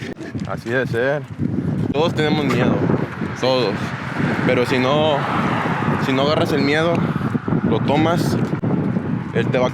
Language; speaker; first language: Spanish; native; Spanish